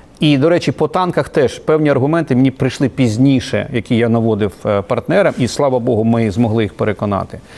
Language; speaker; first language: Ukrainian; native; Ukrainian